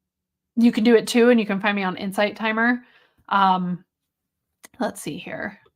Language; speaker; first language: English; native; English